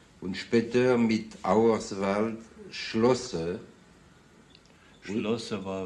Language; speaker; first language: German; non-native, fluent; French